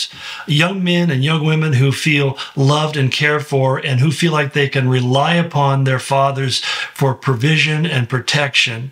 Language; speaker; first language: English; native; English